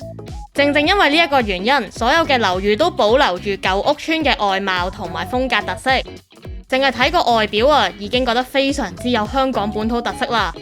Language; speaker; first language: Cantonese; native; Cantonese